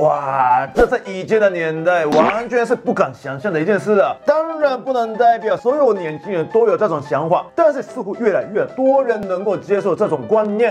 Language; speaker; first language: Chinese; non-native, fluent; Japanese